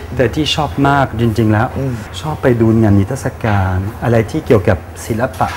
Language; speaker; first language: Thai; non-native, fluent; French